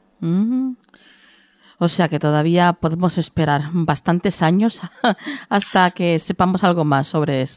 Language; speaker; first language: Spanish; native; Spanish